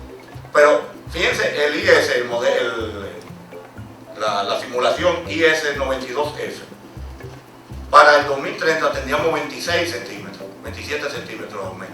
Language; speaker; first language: Spanish; native; Spanish